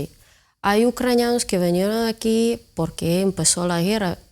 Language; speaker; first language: Spanish; non-native, fluent; Ukrainian